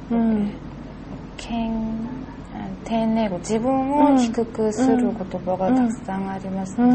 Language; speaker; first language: Japanese; non-native, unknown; Korean